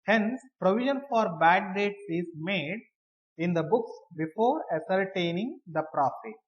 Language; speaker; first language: English; non-native, local second language; Kannada